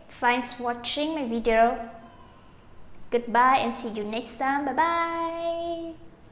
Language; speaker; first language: English; non-native, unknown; Vietnamese